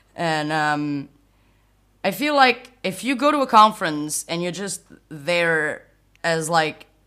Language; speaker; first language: English; non-native, fluent; Portuguese